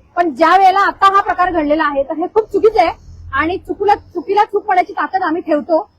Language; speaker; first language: Marathi; native; Marathi